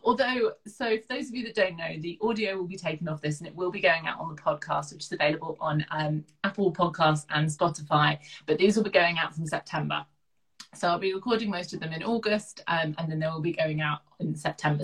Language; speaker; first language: English; native; English